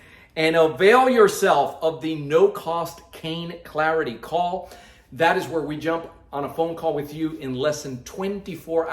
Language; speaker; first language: English; native; English